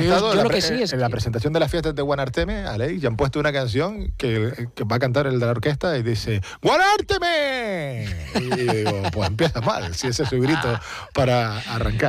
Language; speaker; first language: Spanish; native; Spanish